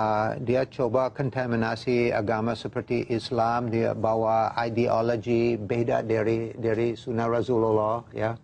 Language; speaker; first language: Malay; non-native, fluent; English